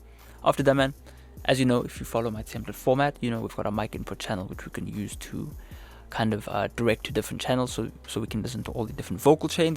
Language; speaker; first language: English; native; English